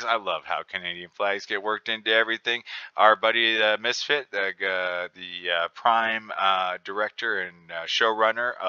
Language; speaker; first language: English; native; English